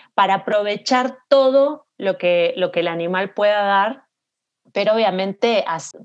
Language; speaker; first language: Spanish; native; Spanish